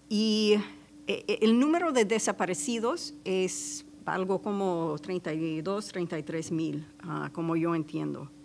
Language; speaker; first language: Spanish; non-native, fluent; English